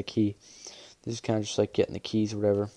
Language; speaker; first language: English; native; English